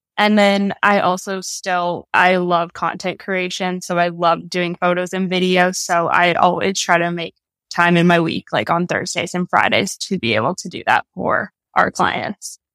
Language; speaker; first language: English; native; English